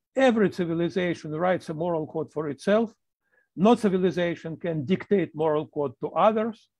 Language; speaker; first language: English; non-native, fluent; Ukrainian